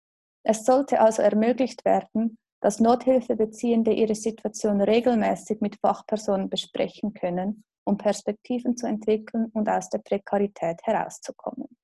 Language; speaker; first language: German; native; German